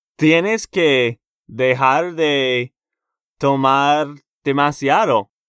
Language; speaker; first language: Spanish; non-native, fluent; English